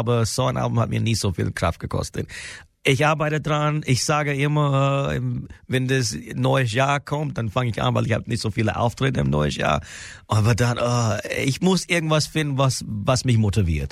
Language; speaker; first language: German; non-native, fluent; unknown